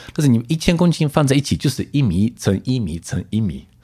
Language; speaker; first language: Chinese; early bilingual, other home language; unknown